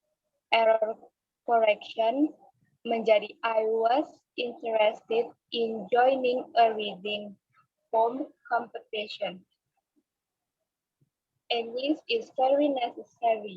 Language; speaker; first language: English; non-native, learner; Indonesian